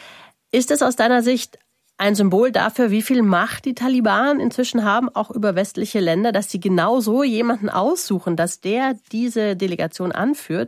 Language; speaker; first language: German; native; German